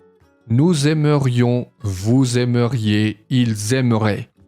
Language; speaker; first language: French; non-native, fluent; Spanish